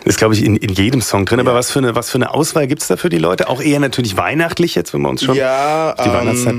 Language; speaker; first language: German; native; German